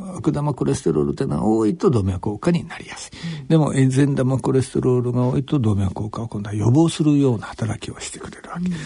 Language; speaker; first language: Japanese; native; Japanese